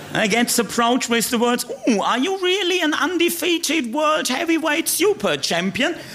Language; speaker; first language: English; non-native, fluent; German